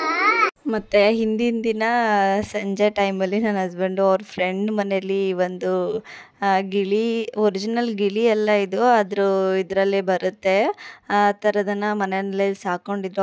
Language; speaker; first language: Kannada; native; Kannada